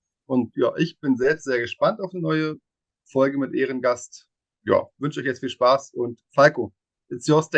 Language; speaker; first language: German; native; German